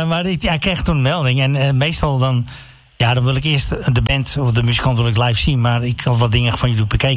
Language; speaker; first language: Dutch; native; Dutch